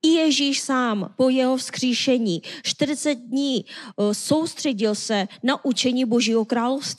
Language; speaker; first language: Czech; non-native, learner; Korean